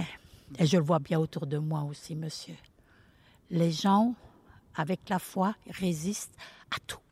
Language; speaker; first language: French; early bilingual, other home language; Italian